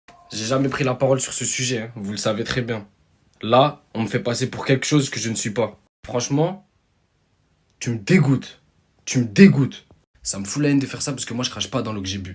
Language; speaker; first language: French; native; French